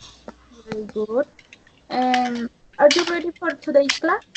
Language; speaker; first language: English; non-native, learner; Spanish